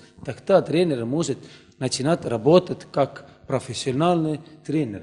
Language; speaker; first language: Russian; non-native, learner; Estonian